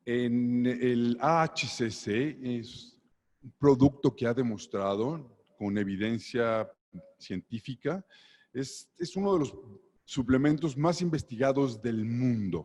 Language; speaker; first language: Spanish; native; Spanish